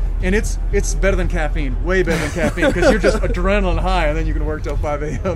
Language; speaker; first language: English; native; English